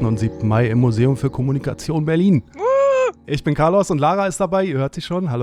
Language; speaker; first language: German; native; German